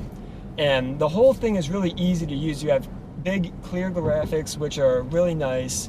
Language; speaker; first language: English; native; English